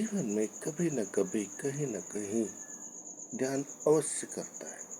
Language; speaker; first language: Hindi; native; Hindi